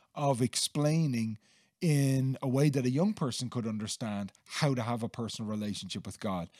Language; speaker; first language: English; native; English